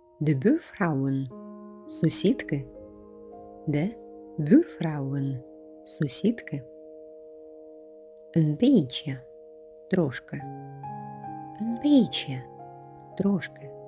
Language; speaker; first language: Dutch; non-native, fluent; Ukrainian